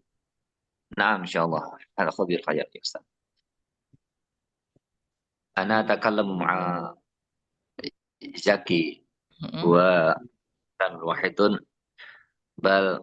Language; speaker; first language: Arabic; non-native, learner; Indonesian